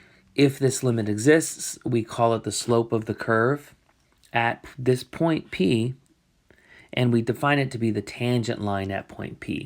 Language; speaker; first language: English; native; English